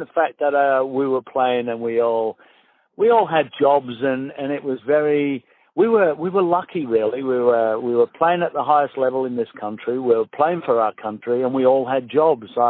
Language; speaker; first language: English; native; English